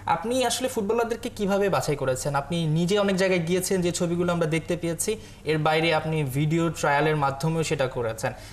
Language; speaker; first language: Bangla; native; Bangla